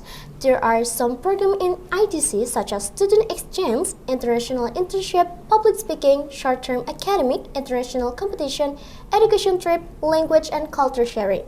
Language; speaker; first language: English; non-native, learner; Indonesian